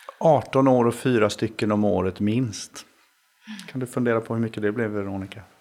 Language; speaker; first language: Swedish; native; Swedish